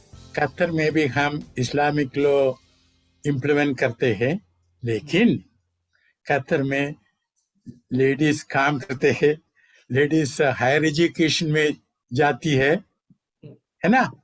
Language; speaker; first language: Hindi; non-native, local second language; Malayalam